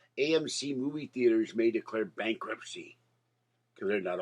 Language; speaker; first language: English; native; English